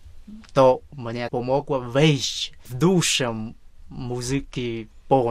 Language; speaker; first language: Polish; non-native, fluent; Vietnamese